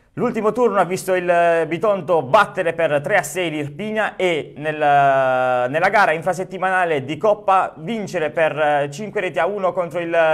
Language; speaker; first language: Italian; native; Italian